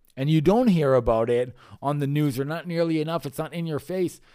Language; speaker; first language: English; native; English